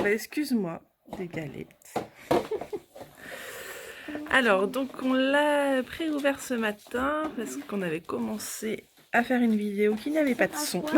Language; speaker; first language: French; native; French